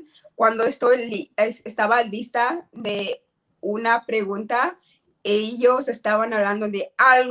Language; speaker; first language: Spanish; non-native, learner; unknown